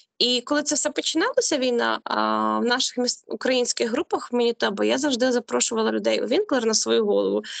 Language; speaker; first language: Ukrainian; native; Ukrainian